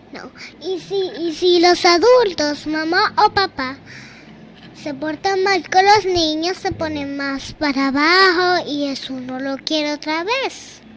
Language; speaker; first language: Spanish; early bilingual, other home language; Haitian Creole